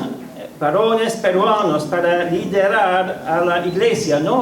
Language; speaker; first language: Spanish; non-native, fluent; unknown